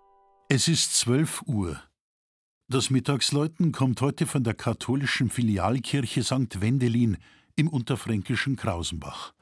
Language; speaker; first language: German; native; German